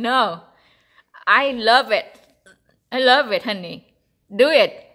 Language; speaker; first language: English; non-native, learner; Vietnamese